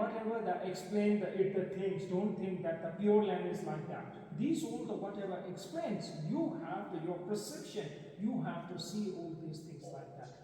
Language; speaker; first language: English; non-native, fluent; Tibetan